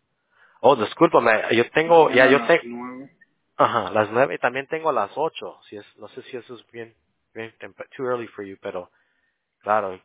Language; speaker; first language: Spanish; early bilingual, heritage; Spanish